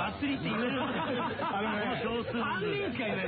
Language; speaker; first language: Japanese; native; Japanese